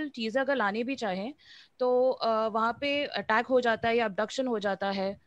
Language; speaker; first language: Hindi; non-native, local second language; Manipuri